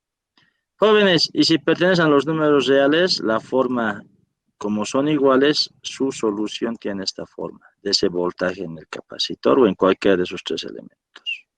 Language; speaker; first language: Spanish; native; Spanish